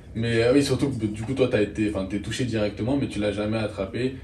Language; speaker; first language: French; native; French